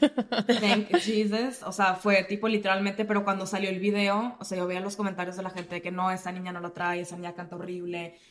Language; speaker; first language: Spanish; native; Spanish